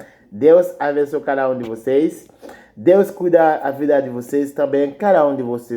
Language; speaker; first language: Portuguese; non-native, learner; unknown